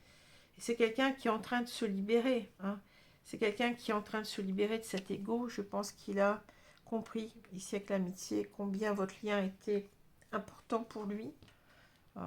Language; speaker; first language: French; native; French